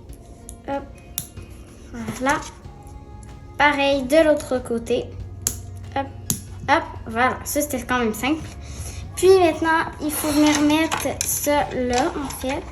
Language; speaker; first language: French; native; French